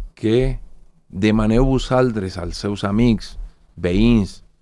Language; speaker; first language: Catalan; non-native, fluent; Spanish